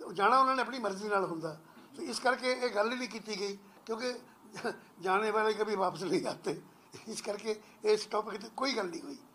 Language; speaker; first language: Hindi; non-native, local second language; Punjabi